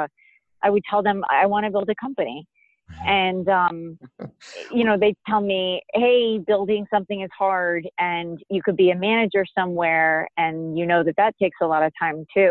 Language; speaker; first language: English; native; English